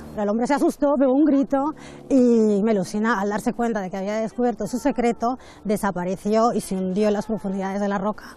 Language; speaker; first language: Spanish; native; Spanish